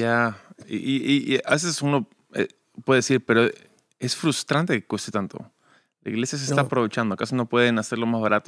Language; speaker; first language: Spanish; early bilingual, other home language; English